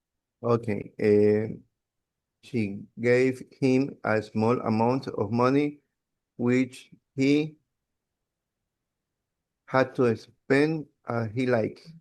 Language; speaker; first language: English; non-native, learner; Spanish